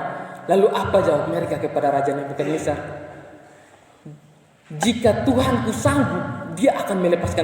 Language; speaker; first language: Indonesian; non-native, local second language; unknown